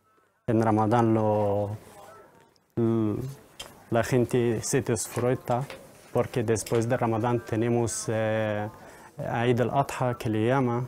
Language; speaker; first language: Spanish; non-native, learner; Arabic